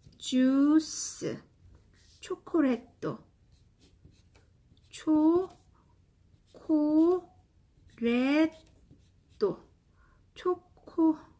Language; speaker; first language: Korean; native; Korean